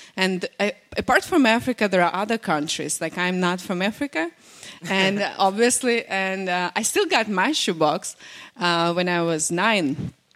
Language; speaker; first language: English; non-native, fluent; Russian